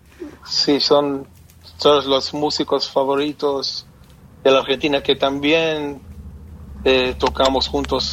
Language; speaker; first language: Spanish; non-native, fluent; Hebrew